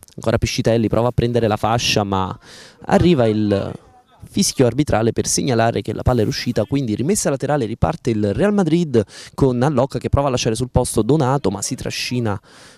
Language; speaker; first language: Italian; native; Italian